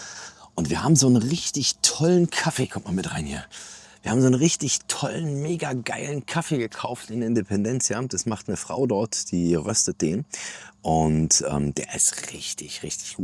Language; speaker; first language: German; native; German